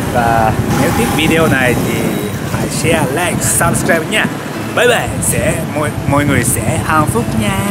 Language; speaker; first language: Vietnamese; non-native, learner; Japanese